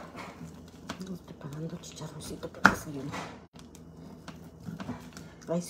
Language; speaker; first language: Spanish; native; Spanish